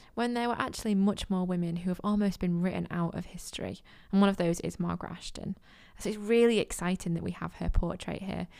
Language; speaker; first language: English; native; English